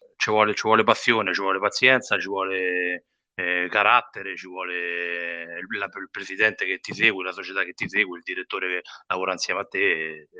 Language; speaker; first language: Italian; native; Italian